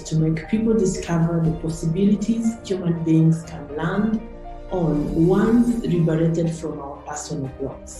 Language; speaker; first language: English; non-native, local second language; Kinyarwanda